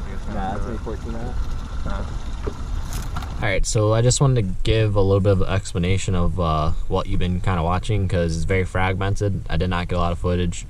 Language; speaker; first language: English; native; English